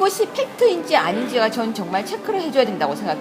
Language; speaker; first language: Korean; native; Korean